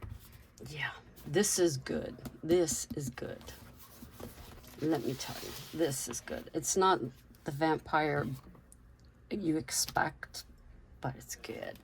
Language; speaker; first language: English; native; English